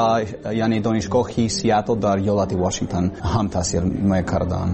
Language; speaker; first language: Persian; non-native, learner; English